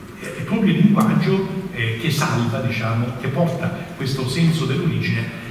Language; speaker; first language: Italian; native; Italian